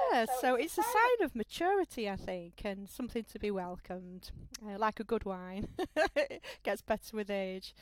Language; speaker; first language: English; native; English